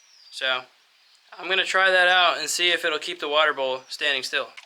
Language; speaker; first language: English; native; English